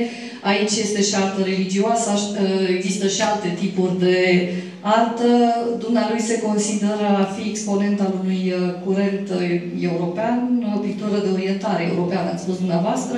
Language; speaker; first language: Romanian; native; Romanian